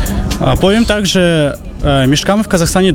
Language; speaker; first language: Polish; non-native, fluent; Russian